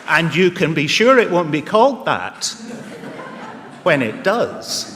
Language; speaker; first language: English; native; English